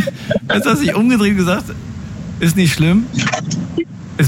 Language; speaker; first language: German; native; German